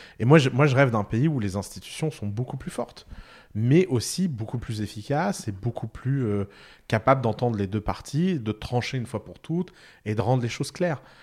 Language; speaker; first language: French; early bilingual, other home language; Arabic